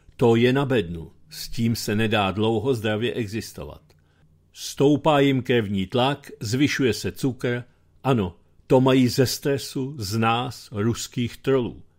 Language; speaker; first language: Czech; native; Czech